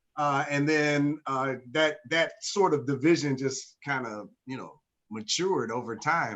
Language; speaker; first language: English; native; English